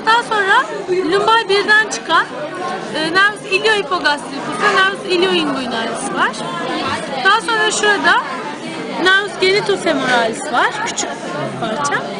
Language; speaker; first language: Turkish; native; Turkish